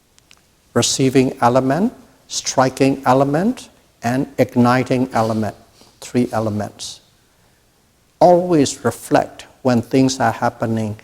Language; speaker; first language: English; non-native, fluent; Burmese